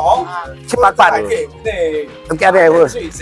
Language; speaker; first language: Indonesian; native; Indonesian